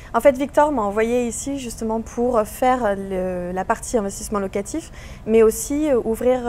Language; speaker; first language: French; native; French